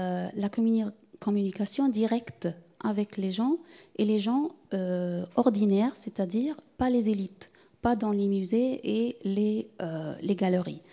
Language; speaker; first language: French; non-native, fluent; Arabic